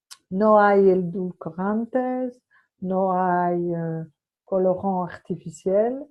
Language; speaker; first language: Spanish; non-native, fluent; French